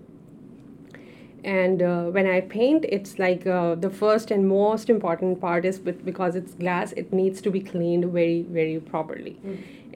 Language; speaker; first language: English; non-native, local second language; Urdu